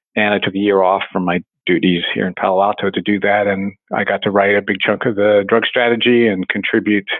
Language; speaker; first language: English; native; English